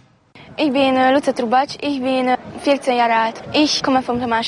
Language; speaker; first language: German; non-native, learner; Hungarian